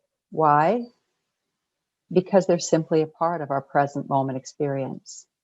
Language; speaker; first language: English; native; English